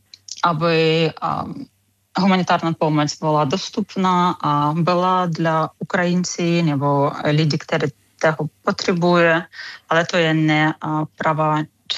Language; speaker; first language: Czech; non-native, fluent; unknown